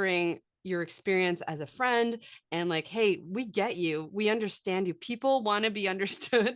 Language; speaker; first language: English; native; English